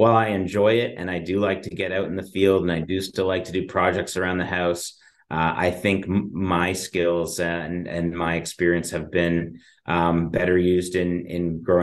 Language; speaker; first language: English; native; English